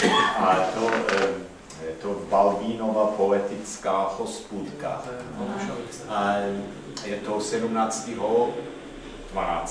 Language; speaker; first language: Czech; non-native, fluent; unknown